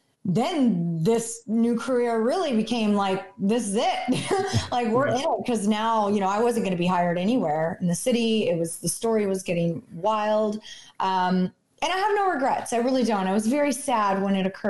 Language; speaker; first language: English; native; English